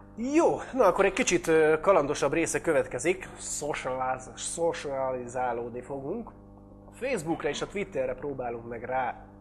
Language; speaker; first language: Hungarian; native; Hungarian